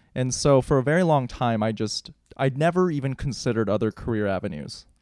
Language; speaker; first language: English; native; English